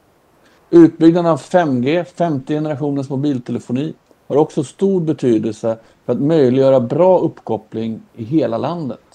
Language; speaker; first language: Swedish; native; Swedish